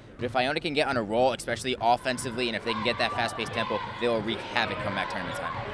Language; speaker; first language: English; native; English